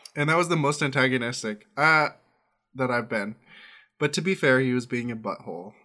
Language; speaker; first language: English; native; English